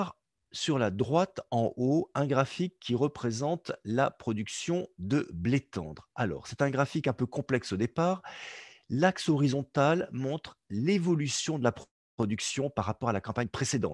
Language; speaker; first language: French; native; French